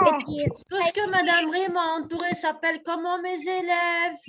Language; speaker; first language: French; native; French